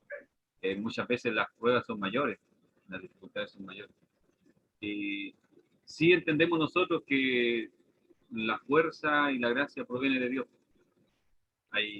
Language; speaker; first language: Spanish; native; Spanish